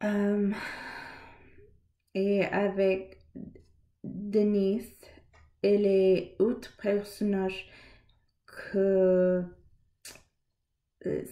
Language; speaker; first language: French; non-native, learner; English